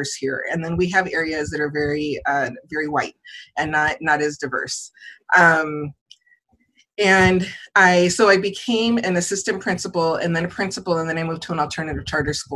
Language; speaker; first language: English; native; English